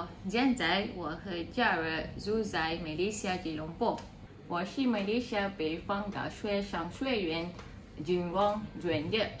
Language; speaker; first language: Chinese; non-native, learner; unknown